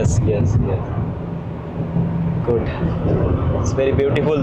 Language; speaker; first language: English; non-native, local second language; Hindi